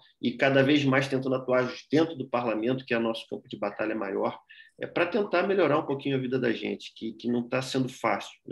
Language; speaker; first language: Portuguese; native; Portuguese